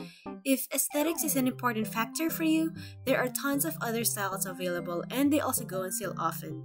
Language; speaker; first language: English; non-native, local second language; Filipino